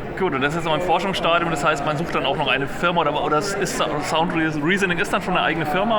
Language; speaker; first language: German; native; German